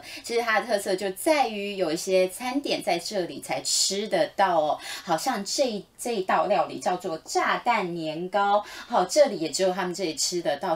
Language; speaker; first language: Chinese; native; Chinese